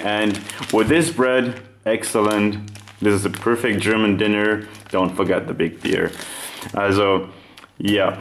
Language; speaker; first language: English; non-native, fluent; German